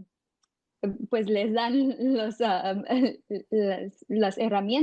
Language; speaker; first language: Spanish; early bilingual, heritage; English